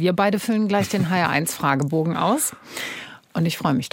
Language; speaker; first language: German; native; German